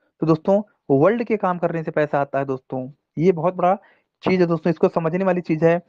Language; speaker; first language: Hindi; non-native, local second language; Telugu